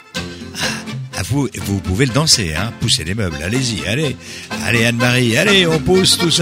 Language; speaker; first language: French; native; French